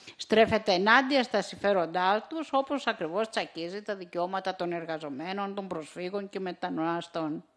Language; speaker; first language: Greek; native; Greek